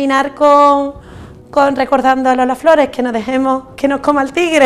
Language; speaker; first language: Spanish; native; Spanish